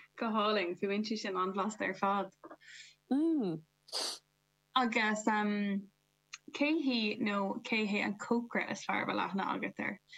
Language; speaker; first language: Irish; non-native, local second language; English